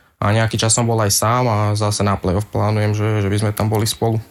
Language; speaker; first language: Slovak; native; Slovak